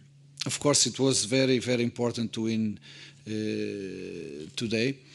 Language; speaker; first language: English; non-native, fluent; Portuguese